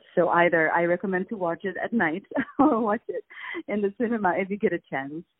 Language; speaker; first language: English; non-native, fluent; Polish